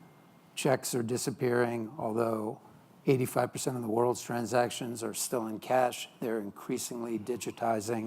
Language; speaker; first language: English; native; English